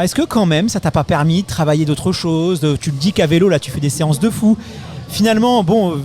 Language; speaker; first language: French; native; French